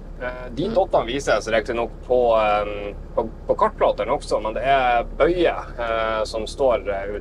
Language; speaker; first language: Norwegian; native; Norwegian